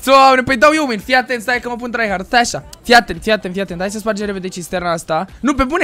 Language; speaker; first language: Romanian; native; Romanian